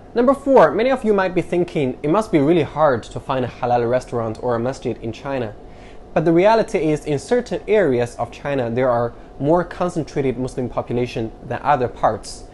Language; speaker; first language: English; non-native, fluent; Chinese